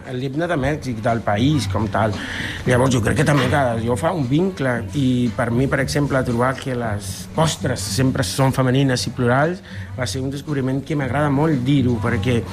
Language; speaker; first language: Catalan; non-native, fluent; Spanish